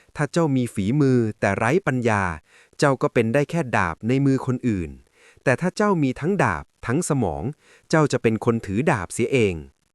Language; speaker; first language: Thai; native; Thai